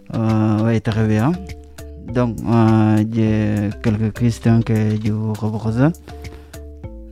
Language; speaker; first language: French; non-native, learner; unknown